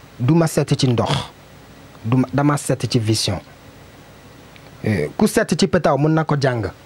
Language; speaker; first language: Wolof; non-native, learner; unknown